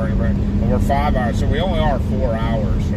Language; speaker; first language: English; native; English